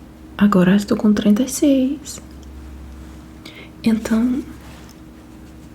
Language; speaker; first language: Portuguese; non-native, fluent; Italian